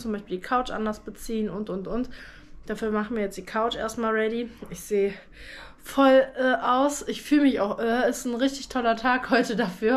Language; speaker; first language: German; native; German